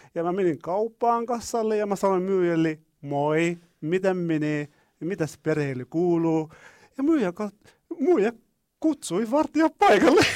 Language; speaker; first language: Finnish; non-native, fluent; Arabic